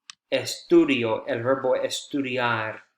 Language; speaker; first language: Spanish; non-native, fluent; English